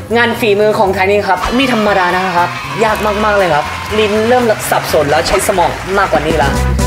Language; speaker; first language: Thai; non-native, fluent; Korean